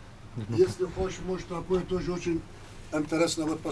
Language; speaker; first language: Russian; non-native, learner; Turkish